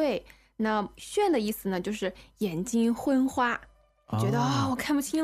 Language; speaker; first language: Chinese; native; Chinese